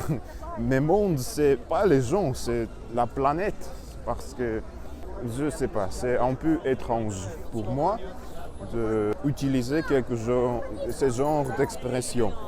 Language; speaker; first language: French; non-native, learner; Russian